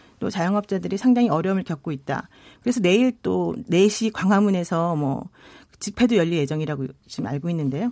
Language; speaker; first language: Korean; native; Korean